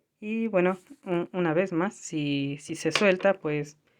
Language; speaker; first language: Spanish; native; Spanish